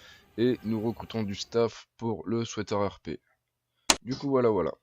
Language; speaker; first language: French; native; French